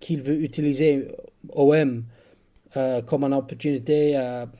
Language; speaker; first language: French; non-native, learner; English